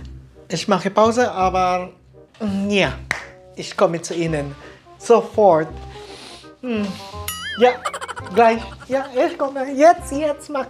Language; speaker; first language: German; non-native, learner; Filipino